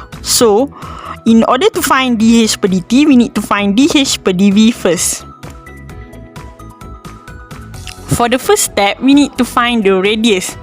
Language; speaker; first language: English; non-native, local second language; Malay